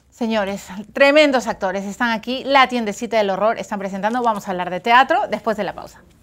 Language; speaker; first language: Spanish; native; Spanish